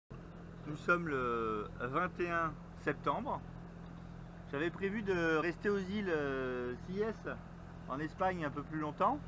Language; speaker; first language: French; native; French